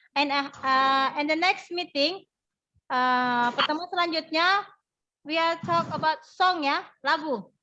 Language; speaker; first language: English; non-native, learner; Indonesian